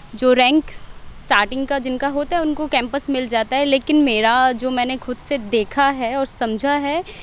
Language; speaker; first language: Hindi; native; Hindi